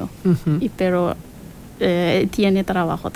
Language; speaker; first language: Spanish; non-native, learner; Persian